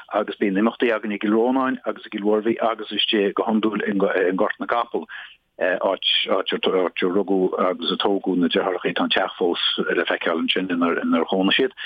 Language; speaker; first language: Irish; native; Irish